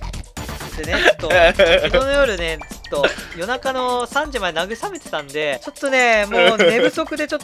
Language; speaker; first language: Japanese; native; Japanese